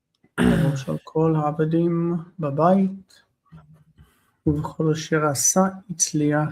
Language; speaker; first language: Hebrew; non-native, fluent; English